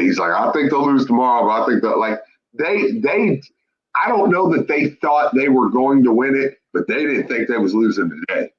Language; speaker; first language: English; native; English